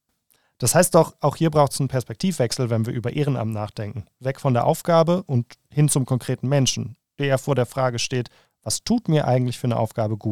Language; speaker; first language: German; native; German